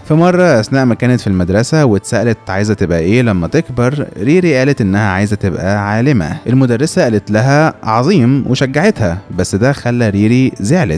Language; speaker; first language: Arabic; native; Arabic